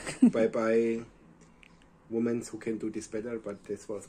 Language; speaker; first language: English; non-native, learner; German